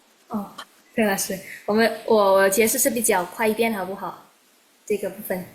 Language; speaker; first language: Chinese; non-native, learner; Indonesian